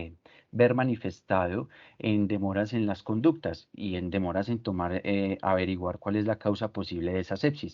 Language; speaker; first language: Spanish; native; Spanish